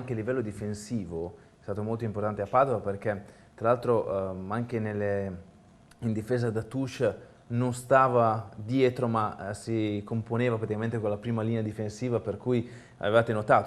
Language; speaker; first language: Italian; native; Italian